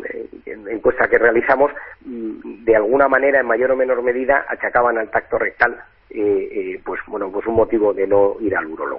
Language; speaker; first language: Spanish; native; Spanish